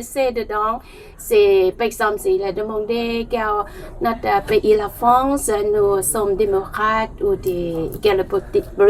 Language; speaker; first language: French; non-native, learner; Thai